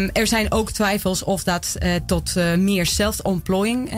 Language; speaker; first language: Dutch; non-native, fluent; Spanish